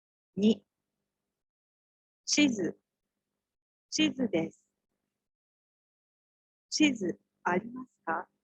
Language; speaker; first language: Japanese; non-native, learner; Indonesian